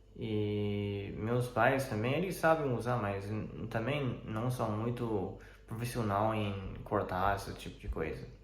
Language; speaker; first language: Portuguese; non-native, fluent; Chinese